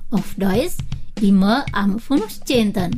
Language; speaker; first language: German; non-native, fluent; Indonesian